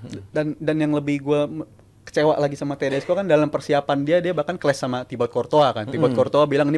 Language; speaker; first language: Indonesian; native; Indonesian